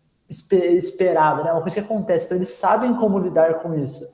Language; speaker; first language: Portuguese; native; Portuguese